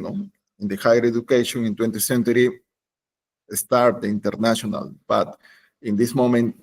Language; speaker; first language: English; non-native, learner; Spanish